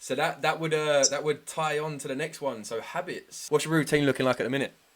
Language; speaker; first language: English; native; English